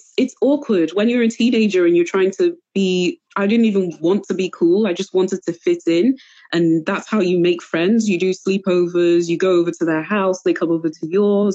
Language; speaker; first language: English; native; English